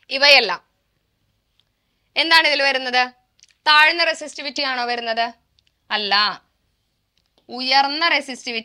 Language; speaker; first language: Malayalam; native; Malayalam